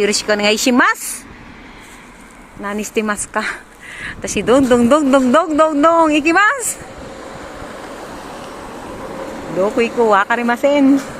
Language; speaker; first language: Japanese; non-native, learner; Filipino